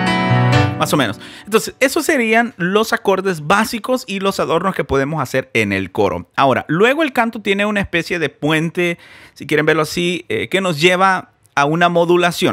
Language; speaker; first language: Spanish; native; Spanish